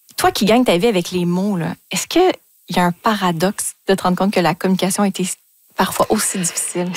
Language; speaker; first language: French; native; French